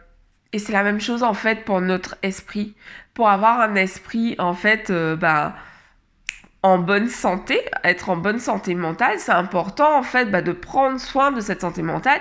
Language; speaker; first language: French; native; French